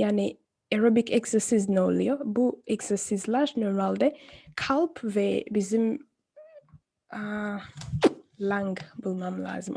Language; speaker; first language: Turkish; non-native, fluent; English